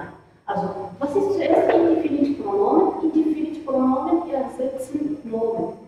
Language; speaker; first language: German; non-native, fluent; Arabic